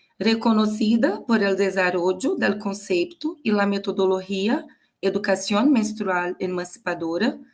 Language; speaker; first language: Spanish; non-native, learner; Portuguese